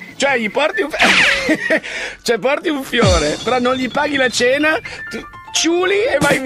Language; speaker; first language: Italian; native; Italian